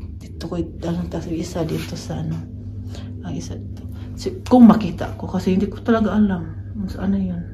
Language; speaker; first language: Filipino; non-native, local second language; Cebuano